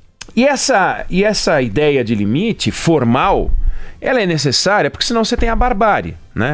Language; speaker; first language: Portuguese; native; Portuguese